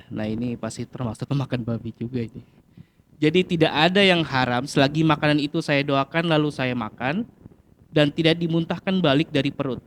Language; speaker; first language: Indonesian; native; Indonesian